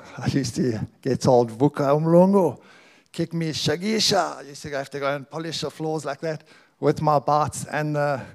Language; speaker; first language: English; native; English